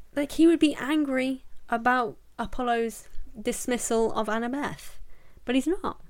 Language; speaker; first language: English; native; English